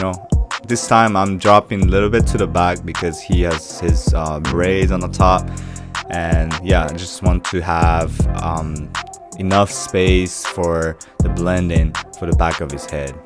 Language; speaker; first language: English; non-native, fluent; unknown